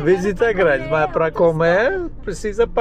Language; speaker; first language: Portuguese; non-native, learner; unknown